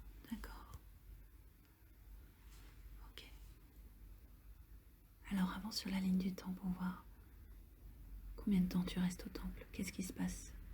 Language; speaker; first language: French; native; French